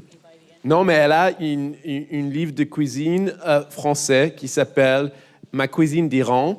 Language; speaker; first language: French; non-native, learner; English